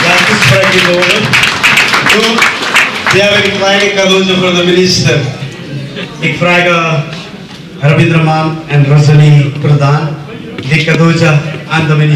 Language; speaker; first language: Dutch; non-native, learner; Nepali